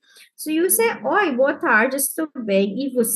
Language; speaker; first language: Portuguese; non-native, fluent; English